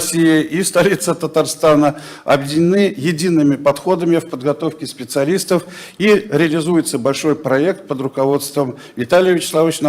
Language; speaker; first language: Russian; native; Russian